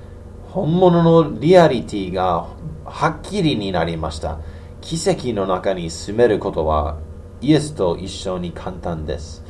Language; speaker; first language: Japanese; non-native, learner; English